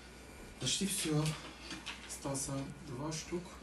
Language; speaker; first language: Russian; non-native, learner; Turkish